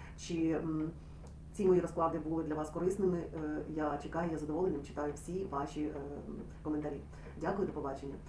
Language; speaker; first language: Ukrainian; non-native, local second language; Russian